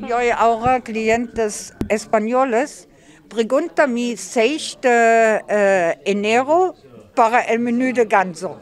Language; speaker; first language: Spanish; non-native, learner; German